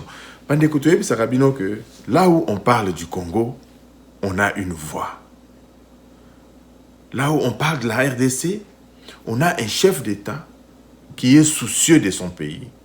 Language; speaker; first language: French; non-native, local second language; Lingala